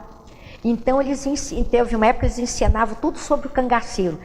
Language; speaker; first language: Portuguese; native; Portuguese